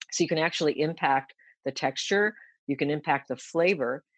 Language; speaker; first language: English; early bilingual, other home language; Japanese